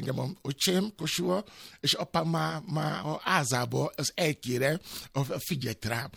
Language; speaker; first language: Hungarian; non-native, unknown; Albanian